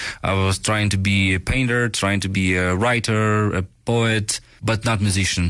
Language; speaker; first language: English; non-native, fluent; Russian